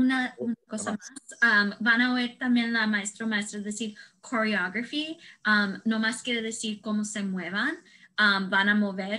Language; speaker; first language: Spanish; non-native, learner; English